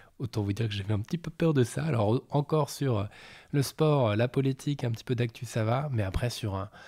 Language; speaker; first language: French; native; French